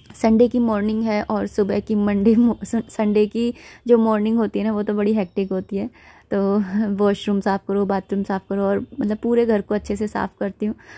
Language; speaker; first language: Hindi; native; Hindi